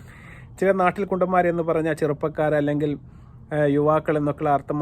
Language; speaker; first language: Malayalam; native; Malayalam